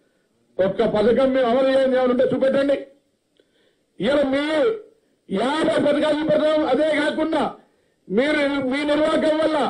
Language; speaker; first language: Telugu; native; Telugu